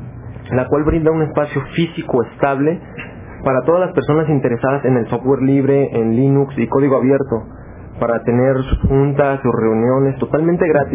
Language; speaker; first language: Spanish; native; Spanish